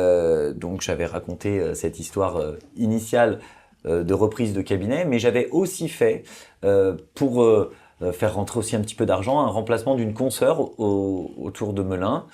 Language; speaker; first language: French; native; French